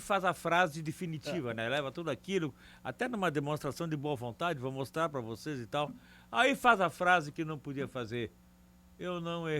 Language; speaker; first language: Portuguese; native; Portuguese